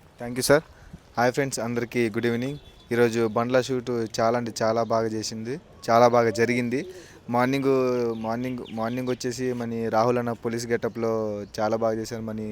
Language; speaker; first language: Telugu; native; Telugu